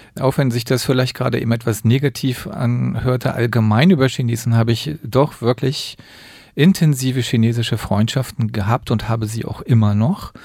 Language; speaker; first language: German; native; German